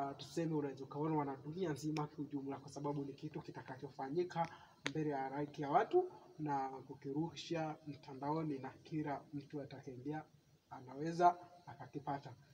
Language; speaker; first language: Swahili; native; Swahili